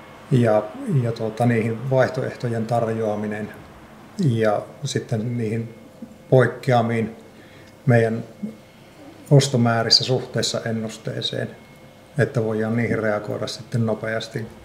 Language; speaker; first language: Finnish; native; Finnish